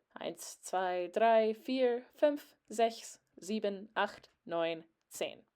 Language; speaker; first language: German; non-native, fluent; English